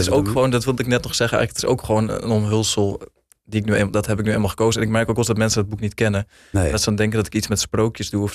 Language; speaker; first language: Dutch; native; Dutch